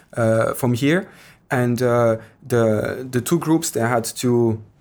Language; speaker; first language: English; non-native, fluent; French